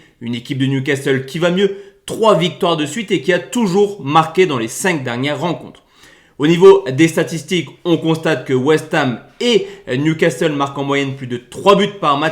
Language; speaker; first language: French; native; French